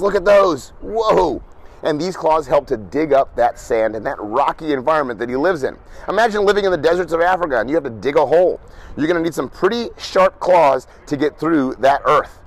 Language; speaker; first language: English; native; English